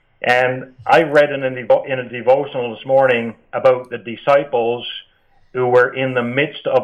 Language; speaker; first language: English; native; English